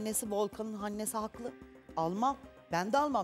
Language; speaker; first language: Turkish; native; Turkish